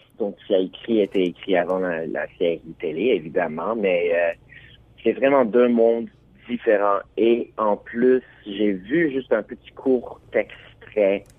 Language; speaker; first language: French; non-native, local second language; English